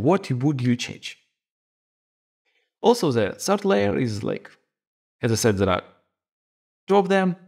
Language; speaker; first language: English; non-native, fluent; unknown